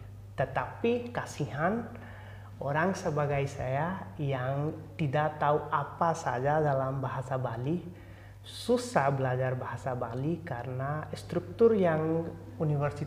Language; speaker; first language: Indonesian; non-native, fluent; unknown